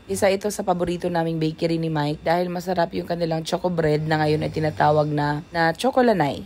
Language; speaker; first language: Filipino; non-native, local second language; Cebuano